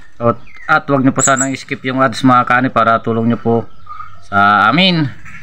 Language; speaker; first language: Filipino; non-native, local second language; Iloko